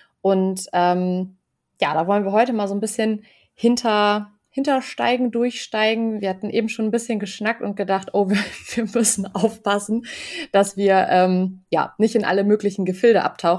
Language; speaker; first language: German; native; German